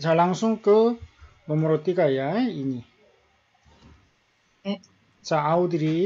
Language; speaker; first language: Korean; native; Korean